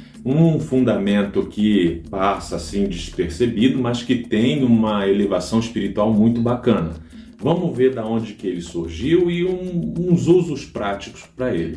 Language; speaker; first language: Portuguese; native; Portuguese